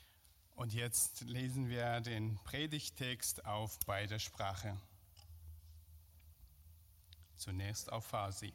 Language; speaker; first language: German; non-native, fluent; Persian